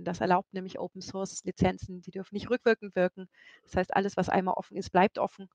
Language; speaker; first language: German; native; German